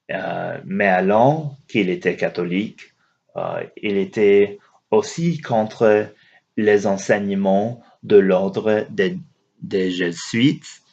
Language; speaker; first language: French; non-native, learner; English